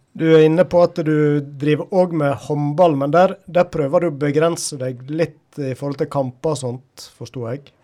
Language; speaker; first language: Norwegian; native; Norwegian